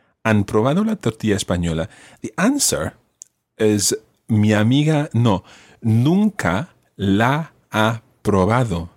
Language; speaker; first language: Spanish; non-native, fluent; English